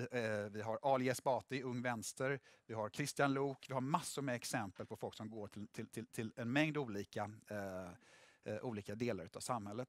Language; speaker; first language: Swedish; native; Swedish